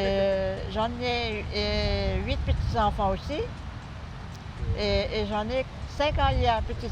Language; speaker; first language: French; non-native, local second language; Réunion Creole French